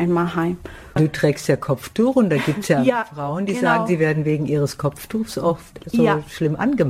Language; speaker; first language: German; native; German